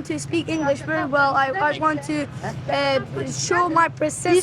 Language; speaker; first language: English; non-native, learner; Persian